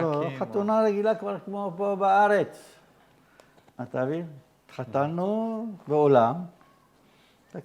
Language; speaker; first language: Hebrew; early bilingual, other home language; Arabic